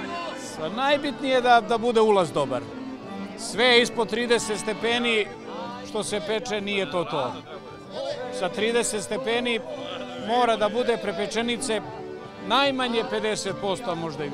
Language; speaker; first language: Serbian; native; Serbian